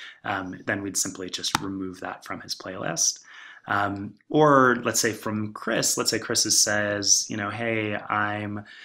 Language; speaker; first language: English; native; English